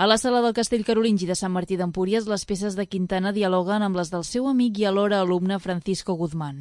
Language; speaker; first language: Catalan; native; Catalan